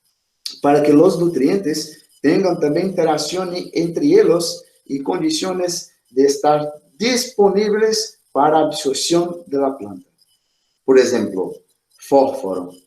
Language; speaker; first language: Spanish; non-native, fluent; Portuguese